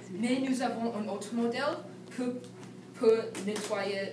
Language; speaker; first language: French; non-native, learner; English